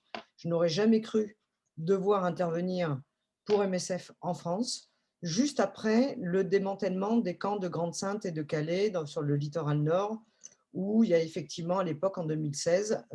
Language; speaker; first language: French; native; French